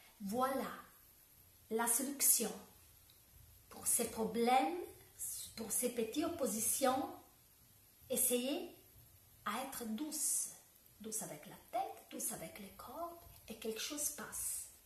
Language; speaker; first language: French; non-native, learner; Italian